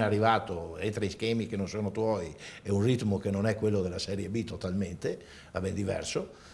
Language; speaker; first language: Italian; native; Italian